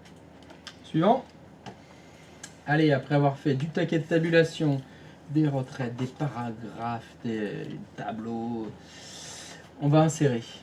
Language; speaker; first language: French; native; French